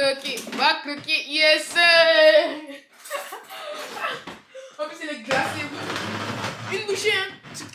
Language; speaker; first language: French; native; French